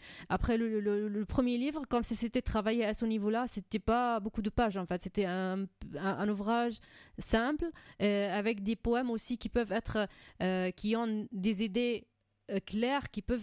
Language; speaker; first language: French; non-native, fluent; Arabic